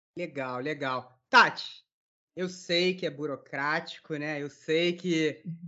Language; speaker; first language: Portuguese; native; Portuguese